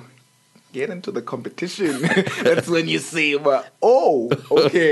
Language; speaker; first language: English; non-native, local second language; Xhosa